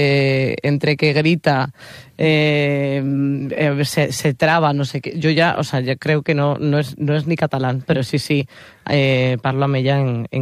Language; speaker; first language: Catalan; non-native, learner; Spanish